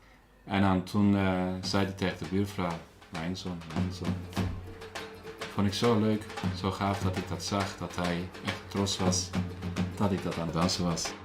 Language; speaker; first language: Dutch; early bilingual, other home language; Turkish